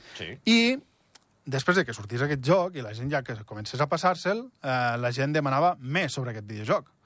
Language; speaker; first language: Catalan; native; Catalan